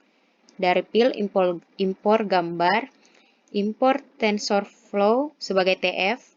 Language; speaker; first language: Indonesian; native; Indonesian